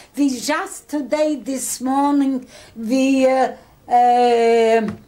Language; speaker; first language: English; early bilingual, other home language; Polish